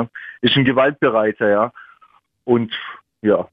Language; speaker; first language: German; early bilingual, other home language; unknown